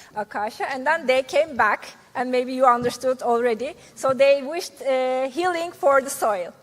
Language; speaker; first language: English; non-native, fluent; Turkish